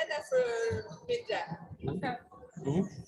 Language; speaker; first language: Swedish; non-native, learner; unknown